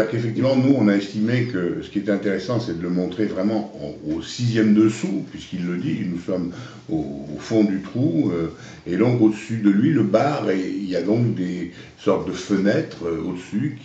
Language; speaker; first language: French; native; French